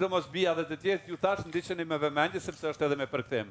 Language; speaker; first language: Albanian; native; Albanian